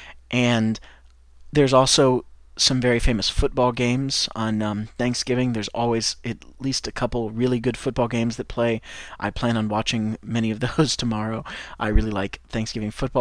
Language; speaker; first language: English; native; English